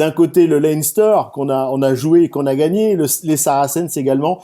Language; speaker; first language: French; native; French